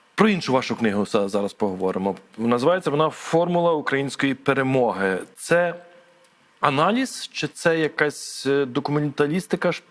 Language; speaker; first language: Ukrainian; native; Ukrainian